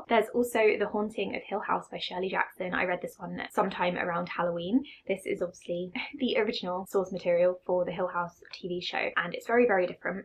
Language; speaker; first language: English; native; English